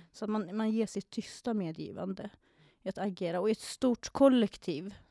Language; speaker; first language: Swedish; non-native, fluent; Arabic